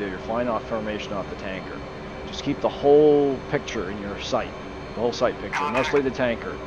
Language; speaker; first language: English; native; English